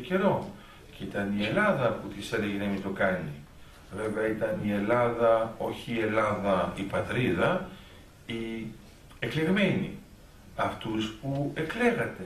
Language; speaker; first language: Greek; early bilingual, heritage; Greek